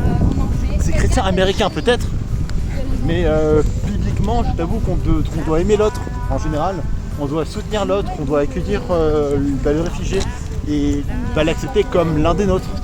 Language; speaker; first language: French; native; French